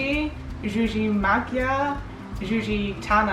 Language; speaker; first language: Hungarian; non-native, learner; English